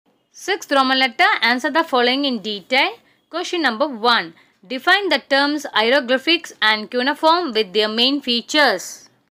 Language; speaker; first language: English; non-native, local second language; Tamil